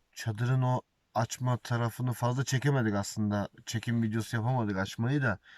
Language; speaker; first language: Turkish; native; Turkish